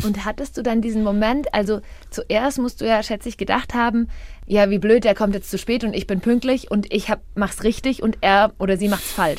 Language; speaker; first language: German; native; German